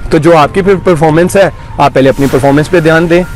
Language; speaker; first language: Hindi; non-native, local second language; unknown